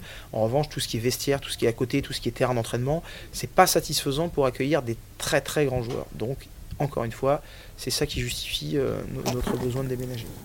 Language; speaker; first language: French; native; French